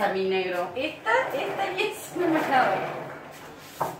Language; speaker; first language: Spanish; native; Spanish